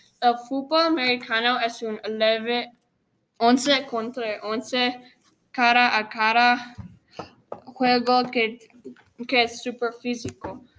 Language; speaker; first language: Spanish; non-native, learner; English